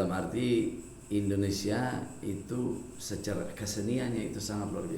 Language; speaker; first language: Indonesian; non-native, fluent; English